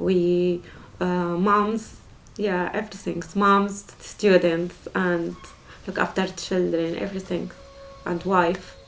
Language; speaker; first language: English; non-native, learner; Arabic